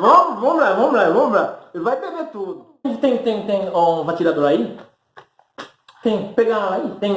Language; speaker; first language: Portuguese; non-native, fluent; Haitian Creole